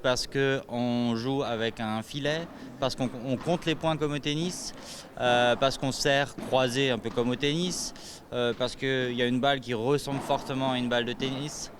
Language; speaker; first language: French; native; French